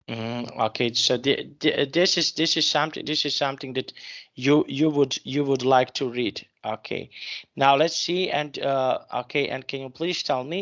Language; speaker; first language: English; non-native, fluent; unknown